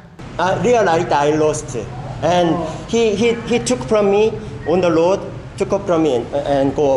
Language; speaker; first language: English; non-native, learner; Korean